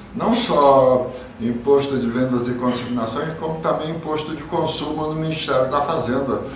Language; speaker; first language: Portuguese; early bilingual, other home language; Yiddish